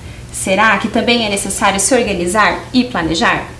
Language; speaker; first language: Portuguese; native; Portuguese